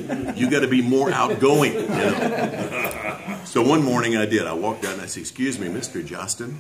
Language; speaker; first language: English; native; English